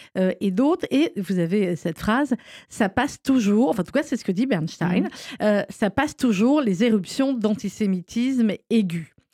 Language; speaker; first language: French; native; French